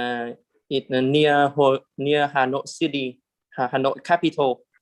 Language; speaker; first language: English; non-native, learner; Vietnamese